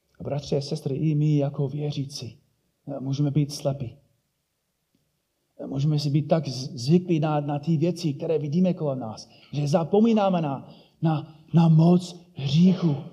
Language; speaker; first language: Czech; non-native, fluent; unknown